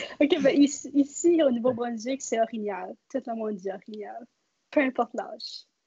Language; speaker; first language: French; native; French